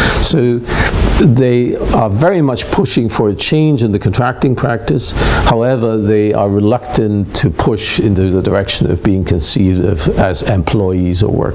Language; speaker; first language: English; non-native, fluent; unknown